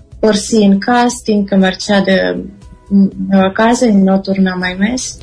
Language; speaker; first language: Catalan; non-native, fluent; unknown